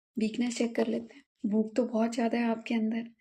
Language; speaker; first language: Hindi; native; Hindi